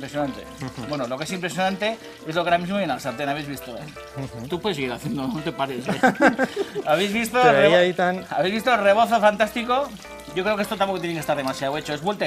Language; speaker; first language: Spanish; native; Spanish